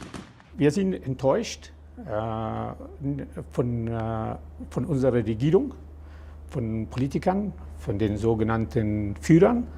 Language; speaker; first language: German; non-native, fluent; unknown